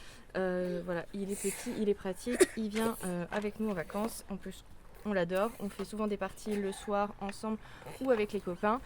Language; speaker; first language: French; native; French